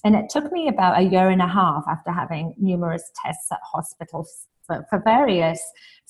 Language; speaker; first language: English; native; English